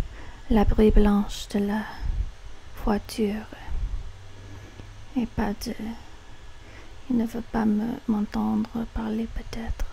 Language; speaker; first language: French; non-native, learner; English